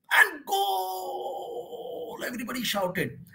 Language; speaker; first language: English; non-native, local second language; Hindi